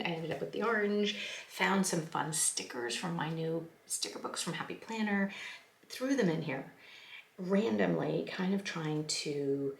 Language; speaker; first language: English; native; English